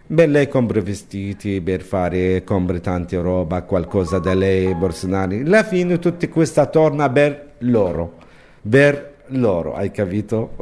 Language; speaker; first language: Italian; non-native, learner; Arabic